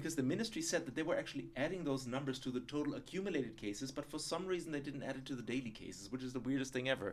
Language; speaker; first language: English; non-native, fluent; German